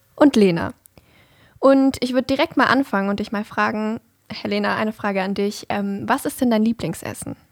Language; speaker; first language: German; native; German